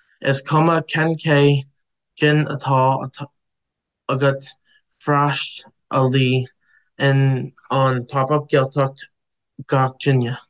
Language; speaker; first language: Irish; non-native, fluent; English